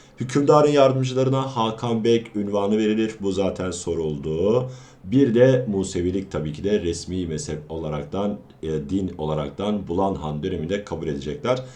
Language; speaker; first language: Turkish; native; Turkish